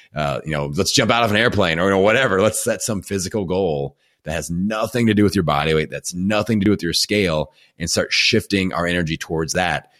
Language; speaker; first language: English; native; English